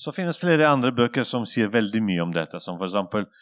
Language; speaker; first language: Norwegian; non-native, fluent; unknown